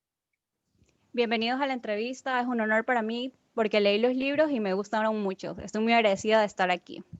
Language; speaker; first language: Spanish; native; Spanish